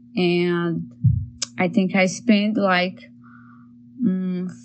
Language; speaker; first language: English; non-native, learner; Portuguese